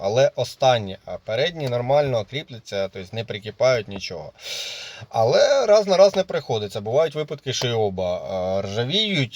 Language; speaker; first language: Ukrainian; native; Ukrainian